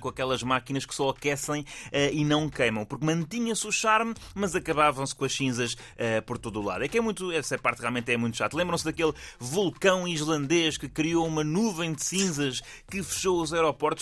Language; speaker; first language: Portuguese; native; Portuguese